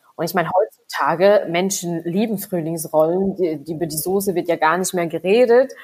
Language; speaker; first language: German; early bilingual, other home language; Vietnamese